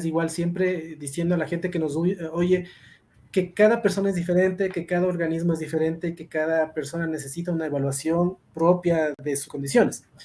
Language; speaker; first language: Spanish; native; Spanish